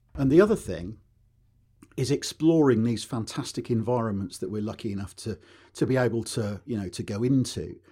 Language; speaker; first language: English; native; English